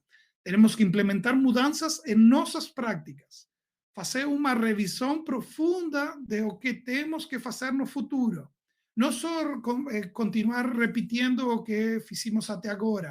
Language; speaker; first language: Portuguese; non-native, learner; Spanish